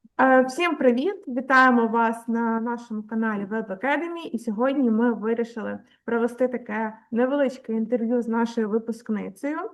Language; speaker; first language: Ukrainian; native; Ukrainian